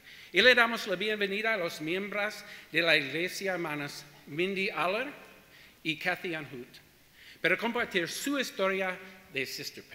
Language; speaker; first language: Spanish; non-native, learner; English